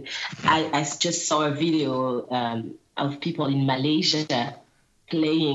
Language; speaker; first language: English; non-native, fluent; Guadeloupean Creole French